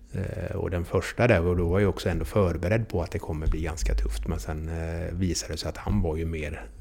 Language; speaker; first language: Swedish; native; Swedish